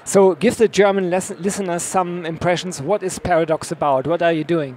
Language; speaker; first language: English; non-native, fluent; German